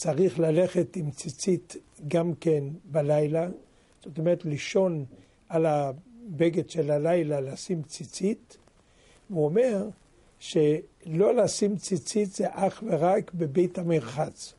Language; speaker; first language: Hebrew; non-native, fluent; French